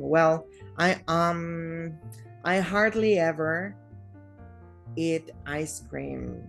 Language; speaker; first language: English; non-native, fluent; Spanish